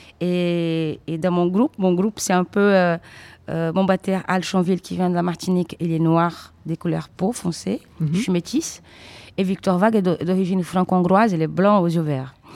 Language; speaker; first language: French; non-native, fluent; Portuguese